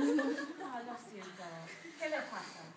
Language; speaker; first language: Spanish; non-native, learner; English